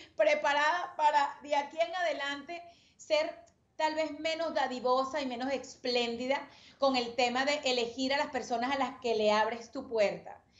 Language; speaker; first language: Spanish; native; Spanish